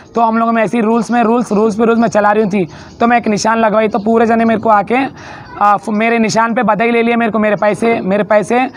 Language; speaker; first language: Hindi; non-native, local second language; Urdu